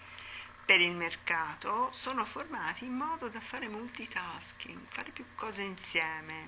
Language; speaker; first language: Italian; native; Italian